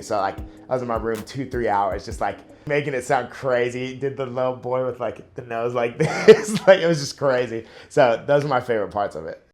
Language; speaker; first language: English; native; English